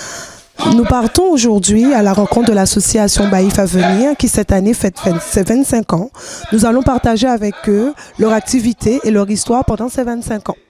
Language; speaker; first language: French; native; French